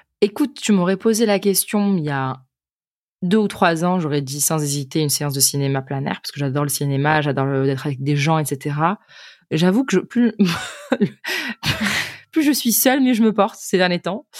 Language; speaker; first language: French; native; French